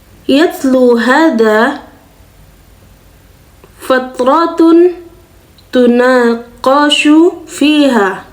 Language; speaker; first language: Arabic; non-native, learner; Indonesian